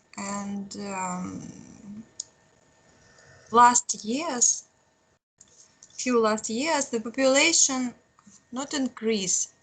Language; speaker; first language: English; non-native, learner; Russian